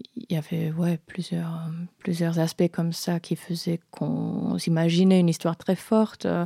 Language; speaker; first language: French; non-native, fluent; German